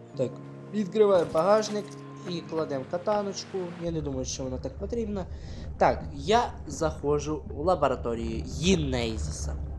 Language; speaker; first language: Ukrainian; non-native, local second language; Russian